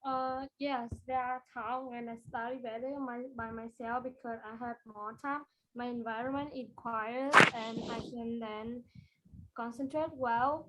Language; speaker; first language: English; non-native, learner; Vietnamese